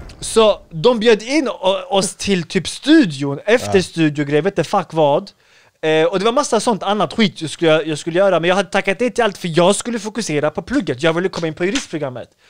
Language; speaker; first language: Swedish; early bilingual, other home language; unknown